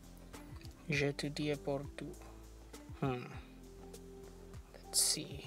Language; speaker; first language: French; non-native, learner; English